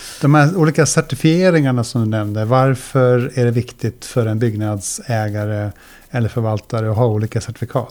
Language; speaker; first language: Swedish; native; Swedish